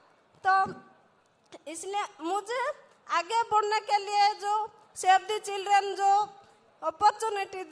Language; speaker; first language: Hindi; non-native, local second language; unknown